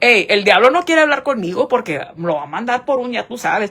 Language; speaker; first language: Spanish; early bilingual, heritage; Spanish